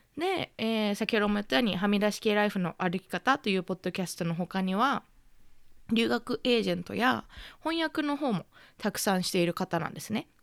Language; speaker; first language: Japanese; native; Japanese